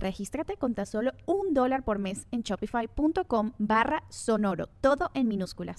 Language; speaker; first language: Spanish; native; Spanish